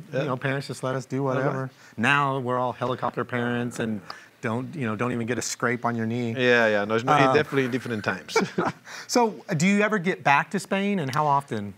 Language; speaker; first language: English; native; English